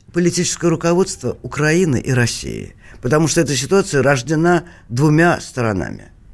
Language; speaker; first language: Russian; native; Russian